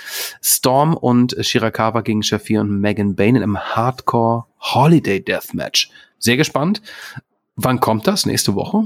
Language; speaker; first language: German; native; German